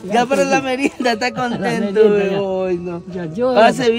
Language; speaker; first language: Spanish; native; Spanish